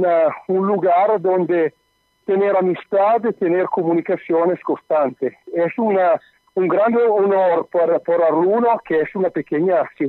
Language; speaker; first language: Spanish; non-native, learner; Italian